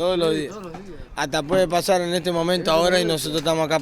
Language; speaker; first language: Spanish; native; Spanish